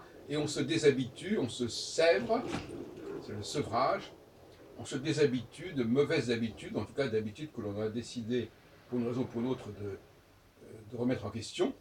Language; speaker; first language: French; native; French